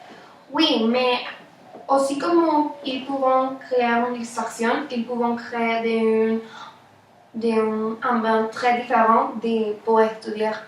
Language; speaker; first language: French; non-native, learner; Spanish